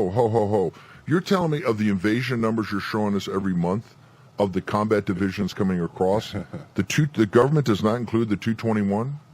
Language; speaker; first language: English; native; English